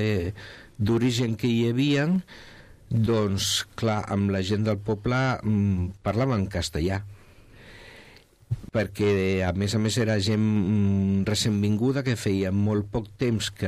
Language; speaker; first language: Catalan; non-native, local second language; Spanish